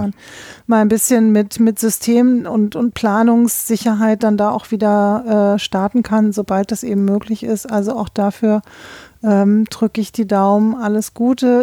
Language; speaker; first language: German; native; German